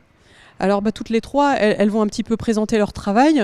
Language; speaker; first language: French; native; French